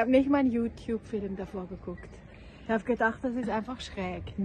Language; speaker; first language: German; native; German